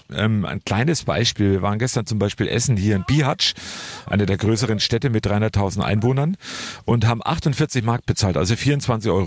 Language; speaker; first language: German; native; German